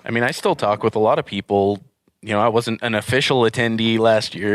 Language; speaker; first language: English; native; English